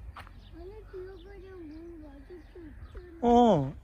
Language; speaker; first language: Korean; early bilingual, heritage; Korean